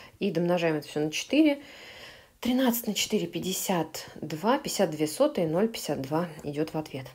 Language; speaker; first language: Russian; native; Russian